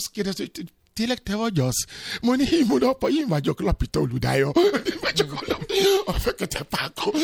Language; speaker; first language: Hungarian; non-native, fluent; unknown